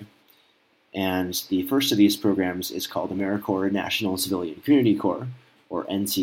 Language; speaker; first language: English; native; English